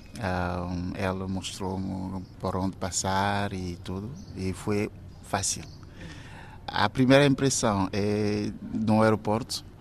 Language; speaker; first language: Portuguese; non-native, fluent; Ewe